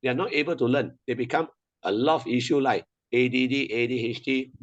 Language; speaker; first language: English; non-native, local second language; Chinese